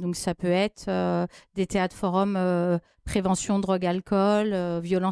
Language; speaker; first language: French; native; French